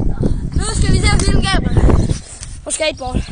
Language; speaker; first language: Danish; native; Danish